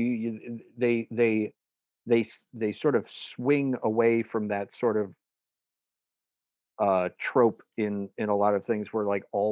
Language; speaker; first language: English; native; English